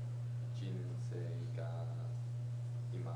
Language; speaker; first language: Japanese; non-native, learner; English